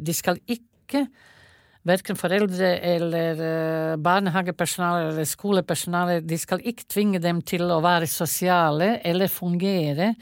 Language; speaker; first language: Norwegian; non-native, fluent; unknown